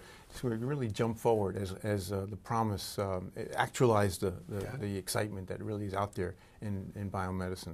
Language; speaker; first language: English; native; English